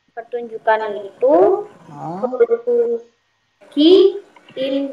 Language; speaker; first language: Korean; non-native, learner; Indonesian